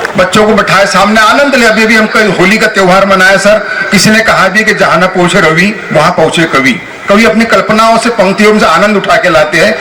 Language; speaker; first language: Hindi; non-native, local second language; Telugu